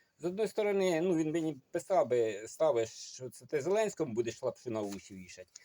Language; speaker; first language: Ukrainian; non-native, local second language; Russian